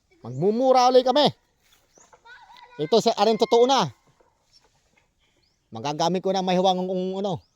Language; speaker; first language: Filipino; non-native, local second language; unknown